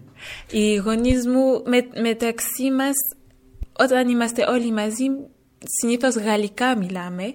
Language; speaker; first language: Greek; early bilingual, heritage; French